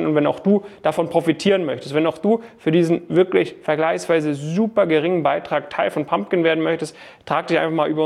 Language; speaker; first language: German; native; German